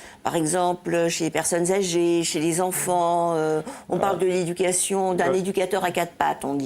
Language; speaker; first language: French; native; French